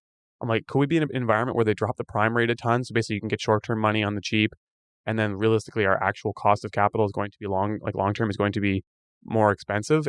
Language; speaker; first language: English; native; English